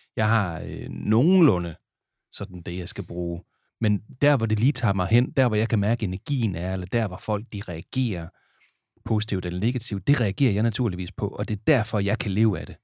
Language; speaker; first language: Danish; native; Danish